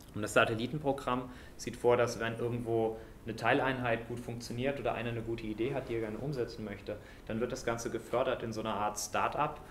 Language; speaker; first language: German; native; German